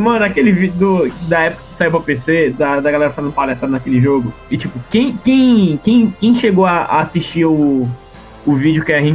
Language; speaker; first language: Portuguese; native; Portuguese